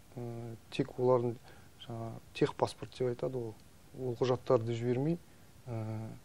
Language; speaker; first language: Kazakh; native; Kazakh